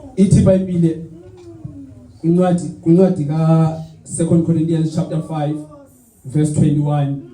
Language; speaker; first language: Zulu; non-native, local second language; Xhosa